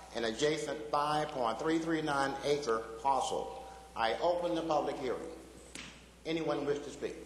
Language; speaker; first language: English; native; English